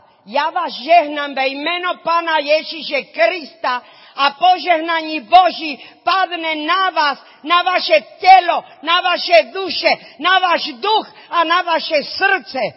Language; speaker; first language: Czech; non-native, learner; Spanish